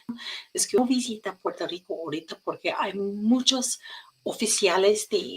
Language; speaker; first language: Spanish; non-native, learner; English